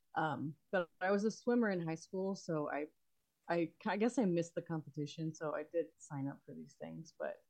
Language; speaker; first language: English; native; English